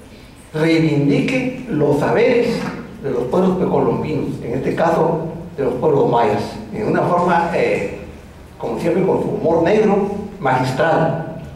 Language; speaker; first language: Spanish; native; Spanish